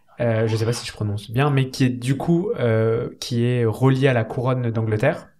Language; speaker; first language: French; native; French